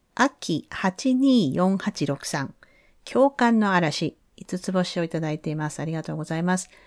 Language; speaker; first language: Japanese; native; Japanese